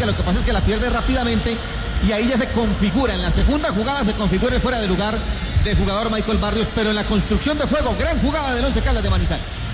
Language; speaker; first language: Spanish; native; Spanish